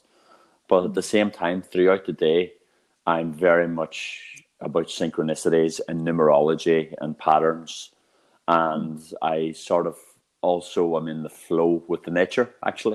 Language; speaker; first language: English; native; English